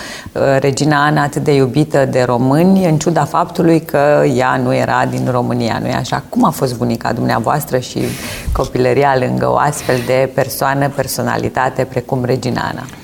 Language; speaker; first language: Romanian; native; Romanian